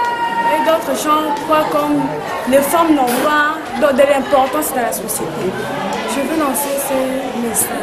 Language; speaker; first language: French; non-native, local second language; Lingala